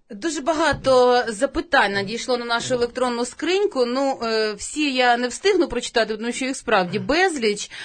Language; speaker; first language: Ukrainian; native; Ukrainian